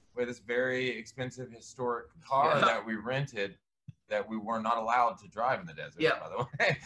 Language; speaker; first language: English; native; English